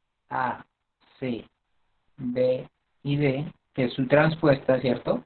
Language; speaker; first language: Spanish; native; Spanish